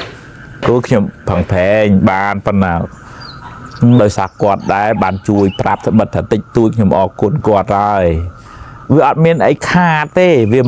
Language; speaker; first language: Khmer; native; Khmer